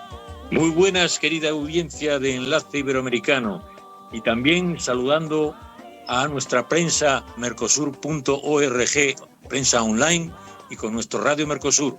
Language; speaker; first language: Spanish; native; Spanish